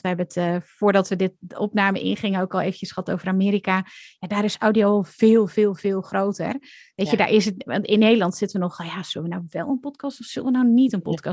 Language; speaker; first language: Dutch; native; Dutch